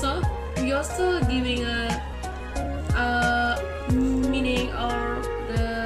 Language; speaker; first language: English; non-native, learner; Indonesian